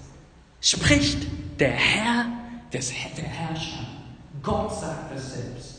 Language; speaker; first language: German; non-native, fluent; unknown